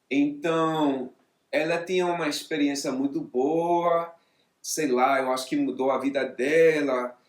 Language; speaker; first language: Portuguese; non-native, fluent; English